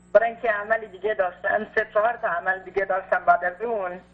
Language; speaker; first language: Persian; non-native, fluent; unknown